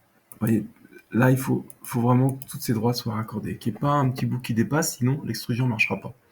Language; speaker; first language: French; native; French